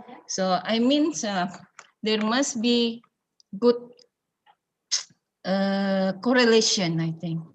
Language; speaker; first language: English; non-native, learner; Indonesian